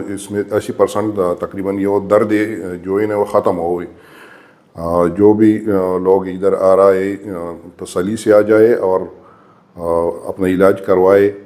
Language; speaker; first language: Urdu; non-native, local second language; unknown